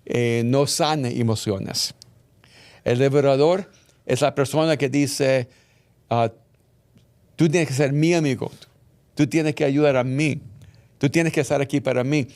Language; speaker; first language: Spanish; early bilingual, heritage; English